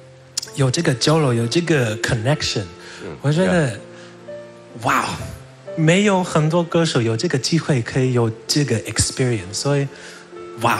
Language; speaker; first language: Chinese; non-native, learner; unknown